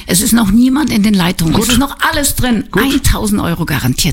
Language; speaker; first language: German; native; German